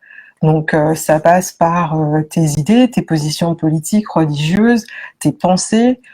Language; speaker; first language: French; native; French